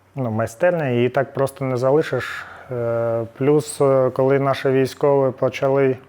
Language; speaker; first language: Ukrainian; native; Ukrainian